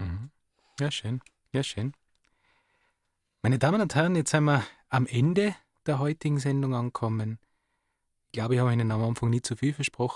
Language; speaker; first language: German; native; German